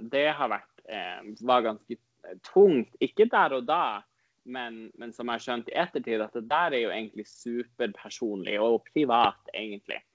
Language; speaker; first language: Norwegian; non-native, local second language; Northern Sami